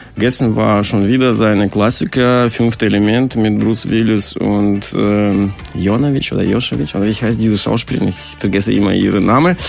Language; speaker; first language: German; non-native, fluent; Russian